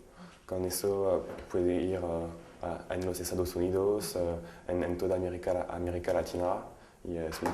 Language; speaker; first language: Spanish; non-native, learner; French